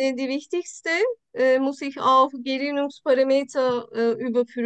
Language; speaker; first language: German; non-native, learner; Turkish